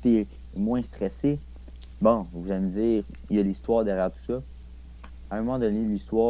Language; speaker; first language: French; native; French